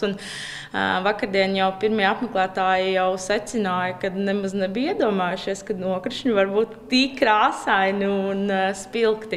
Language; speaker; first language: Latvian; native; Latvian